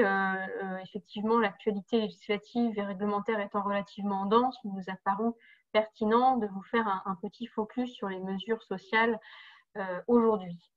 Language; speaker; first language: French; native; French